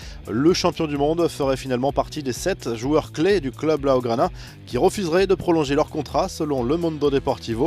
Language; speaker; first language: French; native; French